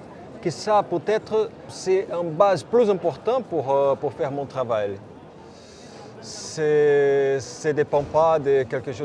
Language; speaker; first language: French; non-native, fluent; Portuguese